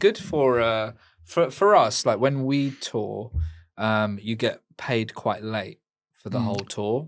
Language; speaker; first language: English; native; English